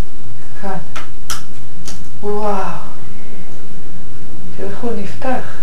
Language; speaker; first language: Hebrew; native; Hebrew